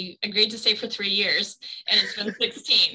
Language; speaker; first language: English; native; English